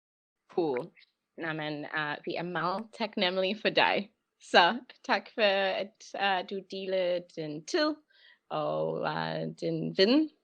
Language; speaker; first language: Danish; non-native, learner; English